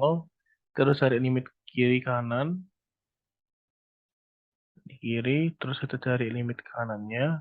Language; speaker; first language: Indonesian; native; Indonesian